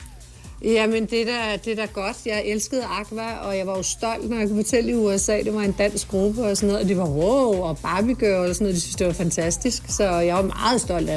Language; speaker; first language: Danish; native; Danish